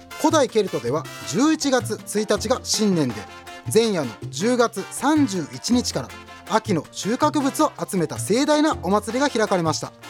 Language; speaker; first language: Japanese; native; Japanese